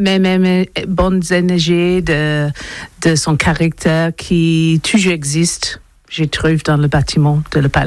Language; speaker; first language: French; non-native, learner; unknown